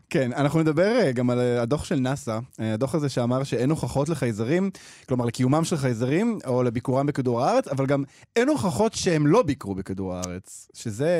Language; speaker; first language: Hebrew; native; Hebrew